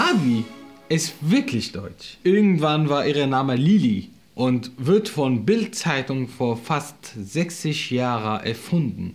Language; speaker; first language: German; non-native, fluent; Arabic